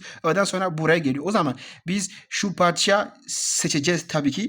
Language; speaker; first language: Turkish; non-native, learner; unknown